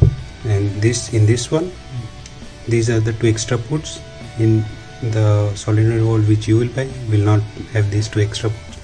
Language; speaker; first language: English; non-native, local second language; Hindi